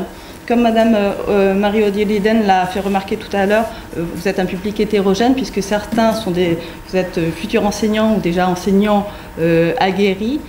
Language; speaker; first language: French; native; French